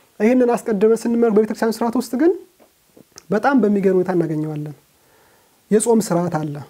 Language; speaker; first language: Amharic; native; Amharic